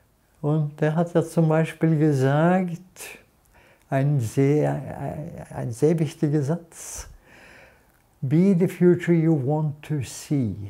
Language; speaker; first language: German; non-native, fluent; Norwegian